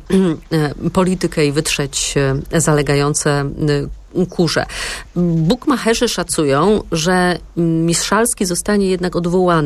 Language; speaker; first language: Polish; native; Polish